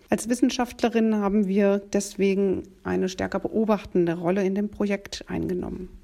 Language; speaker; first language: German; native; German